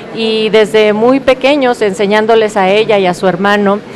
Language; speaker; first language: Spanish; native; Spanish